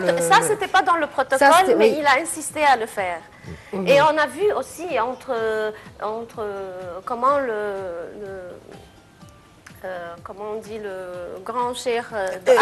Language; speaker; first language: French; non-native, fluent; Arabic